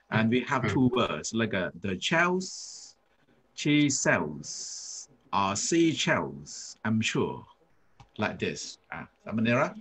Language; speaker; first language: English; non-native, fluent; Thai